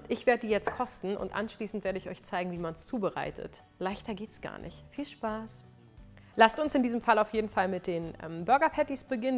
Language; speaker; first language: German; native; German